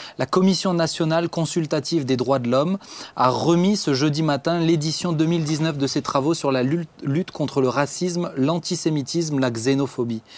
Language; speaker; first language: French; native; French